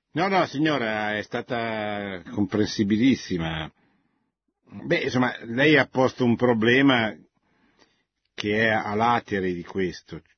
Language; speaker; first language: Italian; native; Italian